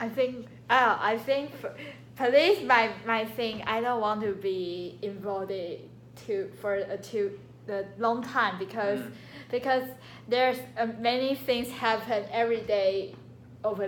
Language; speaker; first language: English; non-native, learner; Chinese